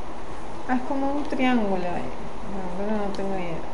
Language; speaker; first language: Spanish; native; Spanish